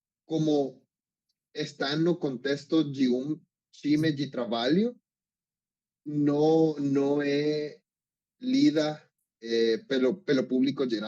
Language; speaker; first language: Portuguese; non-native, learner; Spanish